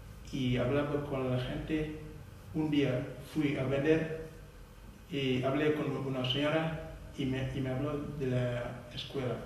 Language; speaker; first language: Spanish; non-native, fluent; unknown